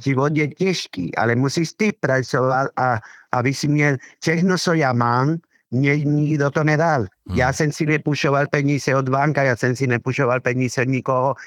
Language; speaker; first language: Czech; non-native, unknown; Spanish